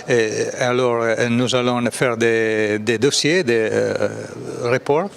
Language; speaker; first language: French; non-native, fluent; Italian